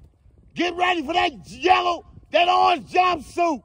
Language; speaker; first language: English; native; English